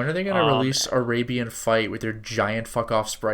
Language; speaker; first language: English; native; English